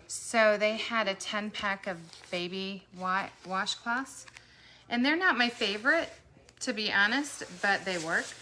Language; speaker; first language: English; native; English